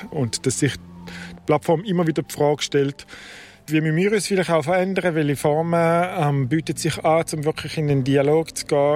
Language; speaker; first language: German; native; German